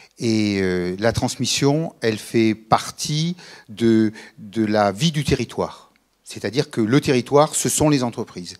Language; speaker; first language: French; native; French